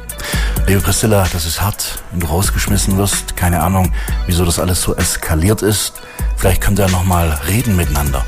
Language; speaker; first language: German; native; German